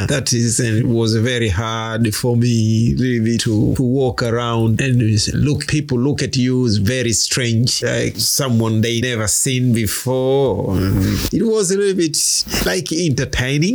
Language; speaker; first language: English; non-native, local second language; Swahili